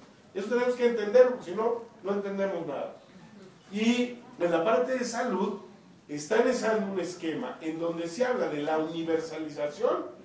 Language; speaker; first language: Spanish; native; Spanish